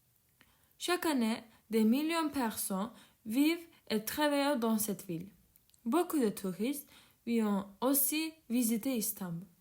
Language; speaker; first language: French; non-native, learner; Turkish